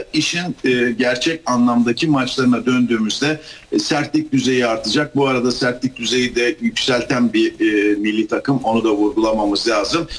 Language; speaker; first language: Turkish; native; Turkish